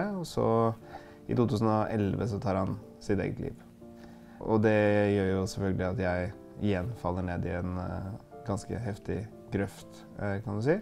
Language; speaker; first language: Norwegian; native; Norwegian